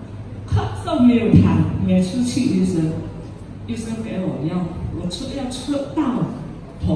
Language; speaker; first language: Chinese; early bilingual, heritage; Chinese